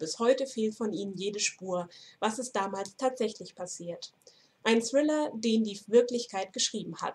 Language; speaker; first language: German; native; German